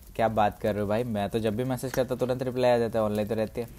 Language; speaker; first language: Hindi; native; Hindi